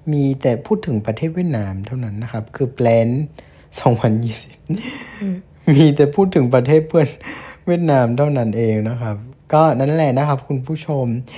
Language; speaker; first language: Thai; non-native, fluent; Vietnamese